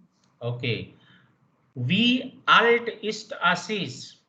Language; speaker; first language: German; non-native, learner; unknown